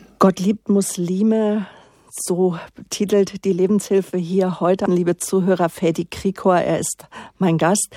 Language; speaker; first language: German; native; German